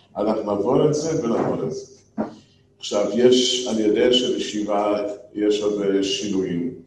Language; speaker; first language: Hebrew; non-native, fluent; English